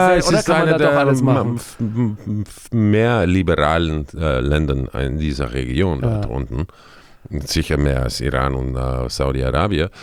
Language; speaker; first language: German; non-native, fluent; Croatian